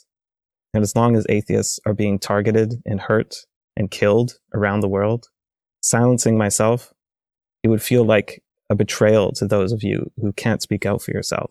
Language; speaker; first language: English; native; English